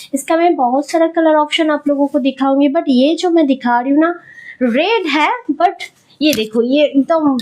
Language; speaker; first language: Hindi; non-native, local second language; Bangla